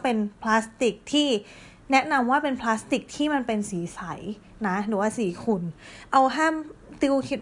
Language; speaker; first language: Thai; native; Thai